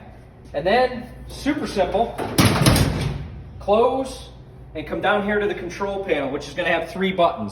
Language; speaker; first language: English; native; English